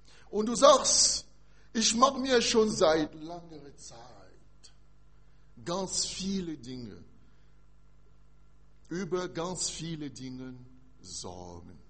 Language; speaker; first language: German; non-native, learner; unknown